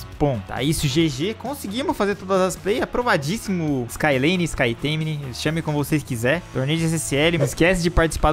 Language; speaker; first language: Portuguese; native; Portuguese